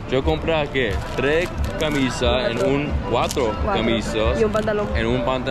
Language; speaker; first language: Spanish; non-native, learner; English